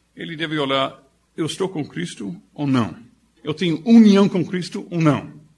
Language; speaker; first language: Portuguese; non-native, fluent; English